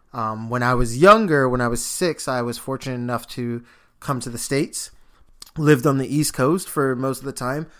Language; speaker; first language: English; early bilingual, other home language; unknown